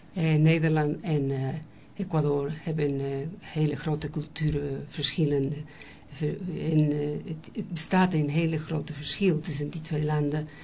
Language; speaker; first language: Dutch; non-native, learner; Spanish